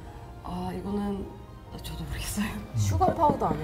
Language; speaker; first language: Korean; non-native, fluent; Turkish